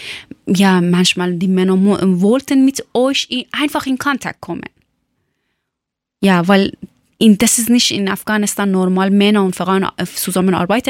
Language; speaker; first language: German; non-native, learner; Persian